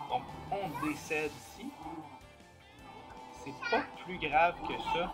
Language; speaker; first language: French; native; French